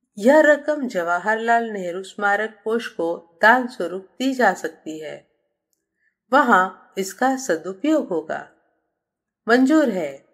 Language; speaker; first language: Hindi; native; Hindi